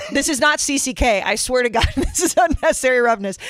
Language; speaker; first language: English; native; English